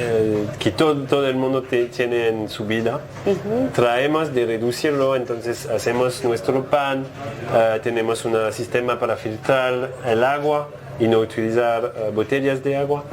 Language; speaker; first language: Spanish; non-native, learner; French